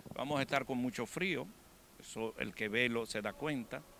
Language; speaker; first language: Spanish; native; Spanish